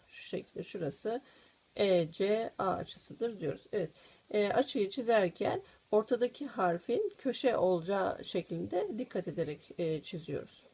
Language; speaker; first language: Turkish; native; Turkish